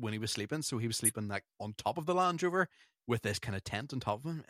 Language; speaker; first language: English; native; English